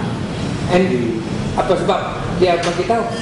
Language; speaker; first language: Indonesian; non-native, learner; Malay